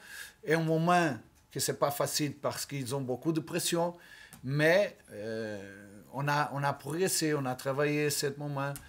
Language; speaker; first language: French; non-native, learner; Portuguese